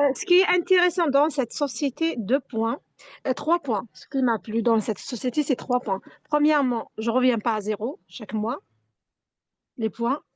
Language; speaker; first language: French; non-native, local second language; Arabic